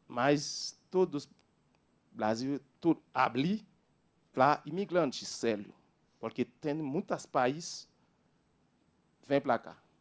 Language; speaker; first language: Portuguese; non-native, learner; Haitian Creole